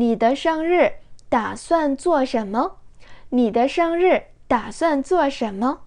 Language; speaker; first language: Chinese; non-native, fluent; Korean